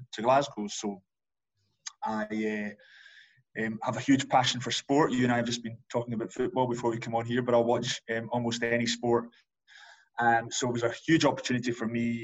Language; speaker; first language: English; native; English